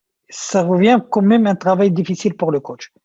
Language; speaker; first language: French; non-native, local second language; Arabic